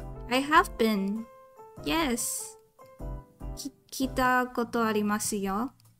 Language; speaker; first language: English; non-native, local second language; Cantonese